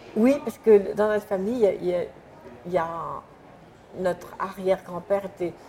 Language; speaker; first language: French; native; French